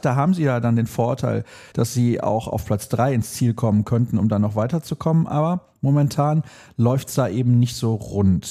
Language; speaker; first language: German; native; German